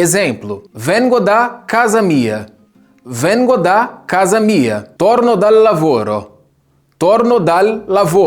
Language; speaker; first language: Italian; non-native, fluent; Portuguese